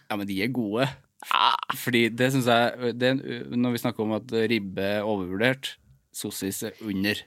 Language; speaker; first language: Norwegian; native; Norwegian